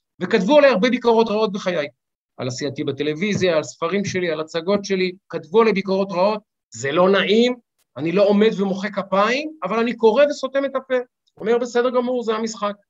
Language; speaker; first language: Hebrew; native; Hebrew